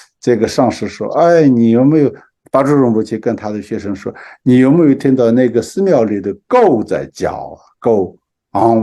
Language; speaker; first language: Chinese; non-native, local second language; Tibetan